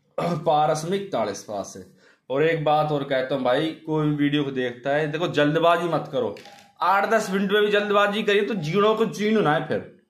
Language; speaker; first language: Hindi; native; Hindi